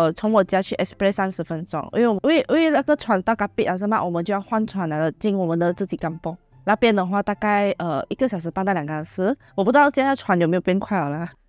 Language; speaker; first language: Chinese; non-native, local second language; Iban